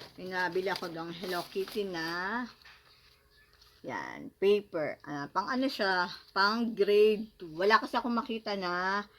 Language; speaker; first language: Filipino; native; Filipino